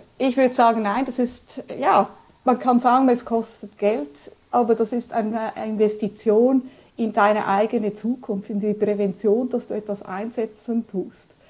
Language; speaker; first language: German; early bilingual, other home language; Spanish